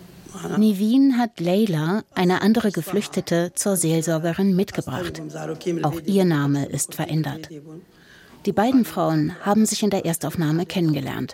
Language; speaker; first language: German; native; German